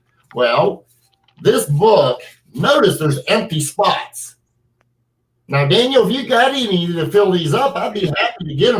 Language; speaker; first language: English; native; English